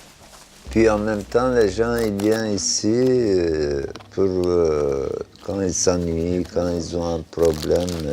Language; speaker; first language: French; non-native, learner; Turkish